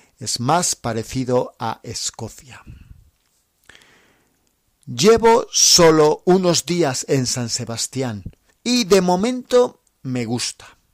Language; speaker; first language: Spanish; non-native, fluent; English